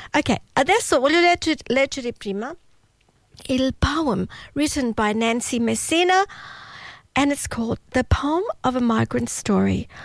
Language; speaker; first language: English; early bilingual, other home language; Italian